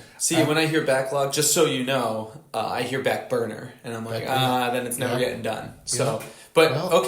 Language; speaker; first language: English; native; English